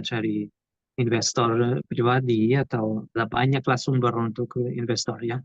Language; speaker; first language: Indonesian; non-native, learner; Portuguese